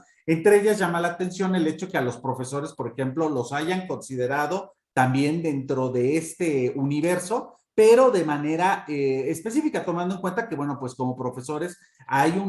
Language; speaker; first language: Spanish; native; Spanish